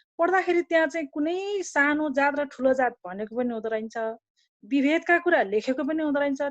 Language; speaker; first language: Nepali; non-native, local second language; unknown